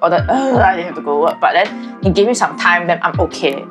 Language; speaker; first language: English; non-native, local second language; Chinese